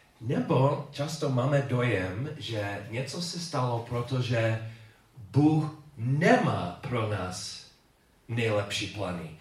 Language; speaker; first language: Czech; non-native, learner; English